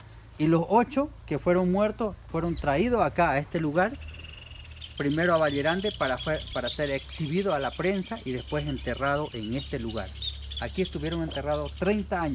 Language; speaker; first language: Spanish; native; Spanish